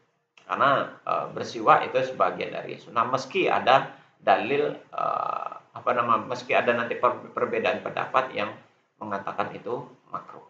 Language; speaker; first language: Indonesian; native; Indonesian